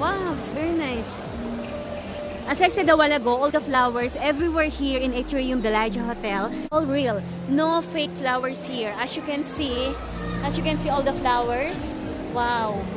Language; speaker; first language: English; non-native, local second language; Filipino